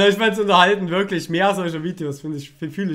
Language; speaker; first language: German; native; German